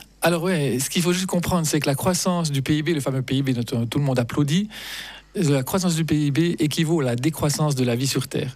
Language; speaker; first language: French; native; French